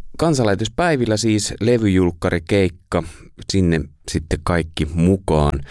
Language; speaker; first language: Finnish; native; Finnish